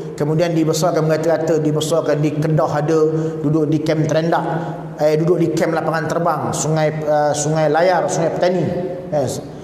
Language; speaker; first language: Malay; native; Malay